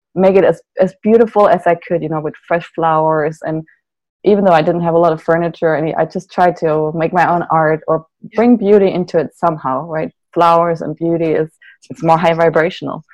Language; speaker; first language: English; non-native, fluent; German